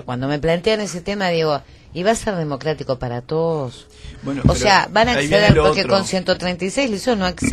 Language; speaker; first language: Spanish; native; Spanish